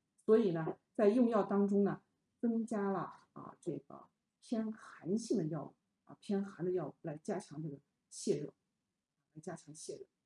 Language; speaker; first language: Chinese; native; Chinese